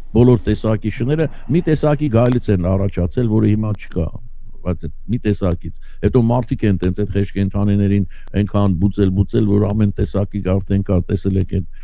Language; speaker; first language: Armenian; native; Armenian